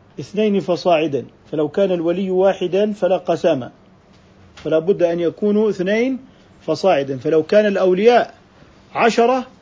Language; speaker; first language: Arabic; native; Arabic